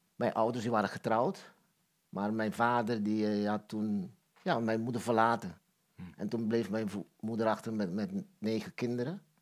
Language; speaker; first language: Dutch; non-native, local second language; Papiamento